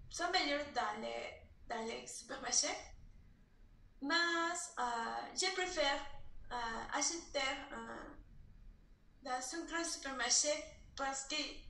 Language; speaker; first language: French; non-native, learner; Spanish